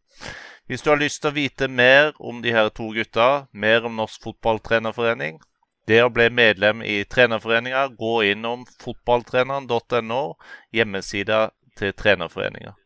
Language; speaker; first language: Norwegian; native; Norwegian